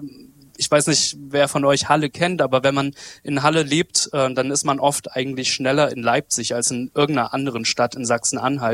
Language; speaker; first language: German; native; German